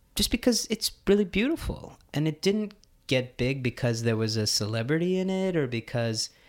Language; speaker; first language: English; early bilingual, other home language; Hindi